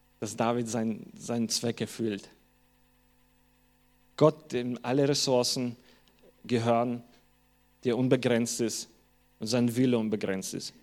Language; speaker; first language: German; non-native, fluent; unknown